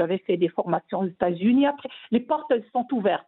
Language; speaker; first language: French; non-native, local second language; Arabic